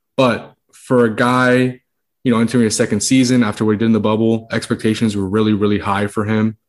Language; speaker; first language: English; native; English